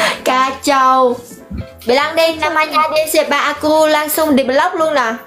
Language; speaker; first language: Indonesian; non-native, learner; Vietnamese